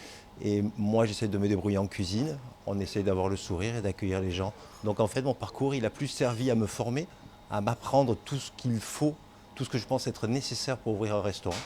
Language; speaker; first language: French; native; French